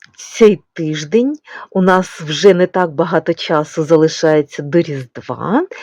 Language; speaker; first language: Ukrainian; non-native, local second language; Russian